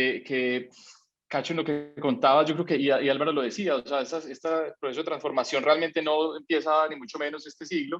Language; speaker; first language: Spanish; native; Spanish